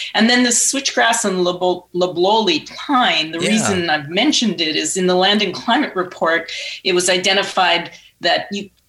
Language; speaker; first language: English; native; English